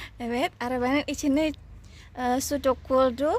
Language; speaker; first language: Turkish; non-native, learner; Indonesian